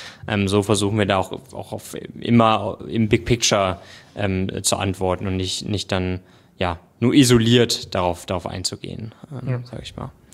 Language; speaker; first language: German; native; German